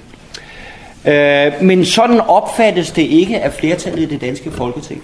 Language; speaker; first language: Danish; native; Danish